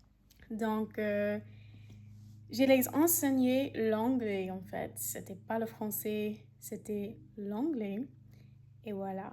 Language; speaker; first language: French; non-native, fluent; English